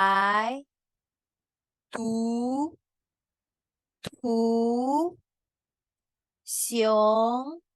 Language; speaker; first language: Chinese; non-native, fluent; Indonesian